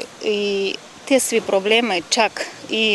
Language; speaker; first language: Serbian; non-native, learner; Russian